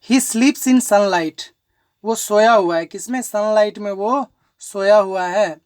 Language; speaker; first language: Hindi; non-native, local second language; Bangla